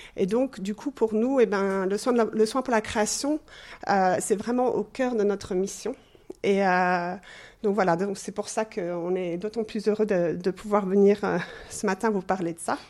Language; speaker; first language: French; non-native, fluent; English